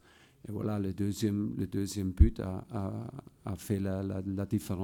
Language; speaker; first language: French; non-native, fluent; German